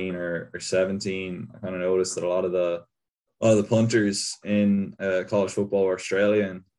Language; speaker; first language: English; native; English